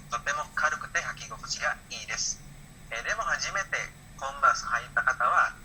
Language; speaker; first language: Japanese; non-native, learner; Indonesian